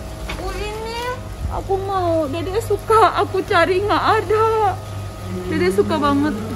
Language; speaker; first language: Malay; non-native, fluent; Thai